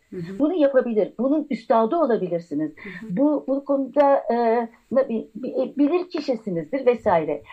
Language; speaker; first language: Turkish; native; Turkish